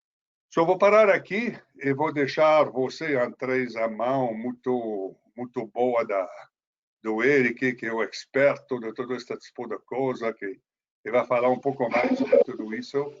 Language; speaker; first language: Portuguese; non-native, fluent; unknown